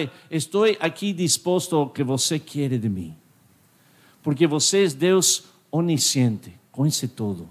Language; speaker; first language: Portuguese; non-native, fluent; English